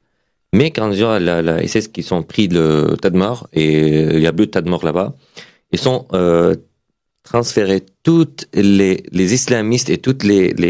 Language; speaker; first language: French; non-native, fluent; Arabic